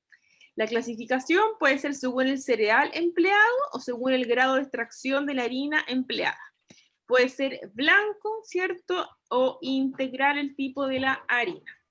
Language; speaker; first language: Spanish; native; Spanish